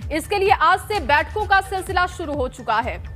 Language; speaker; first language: Hindi; native; Hindi